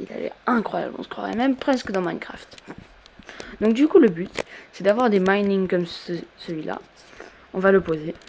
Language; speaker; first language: French; native; French